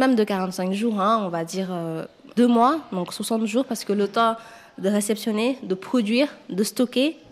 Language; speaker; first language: French; non-native, local second language; Wolof